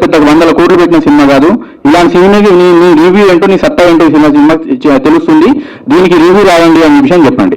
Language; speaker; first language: Telugu; native; Telugu